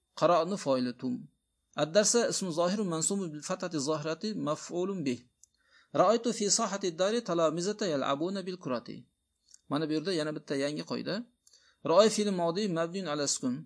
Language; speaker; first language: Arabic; non-native, fluent; Uzbek